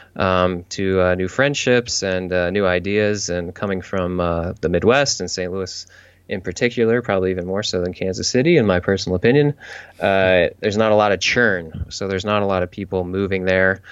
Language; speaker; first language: English; native; English